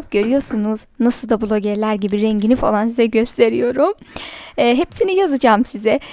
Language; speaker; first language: Turkish; non-native, fluent; Persian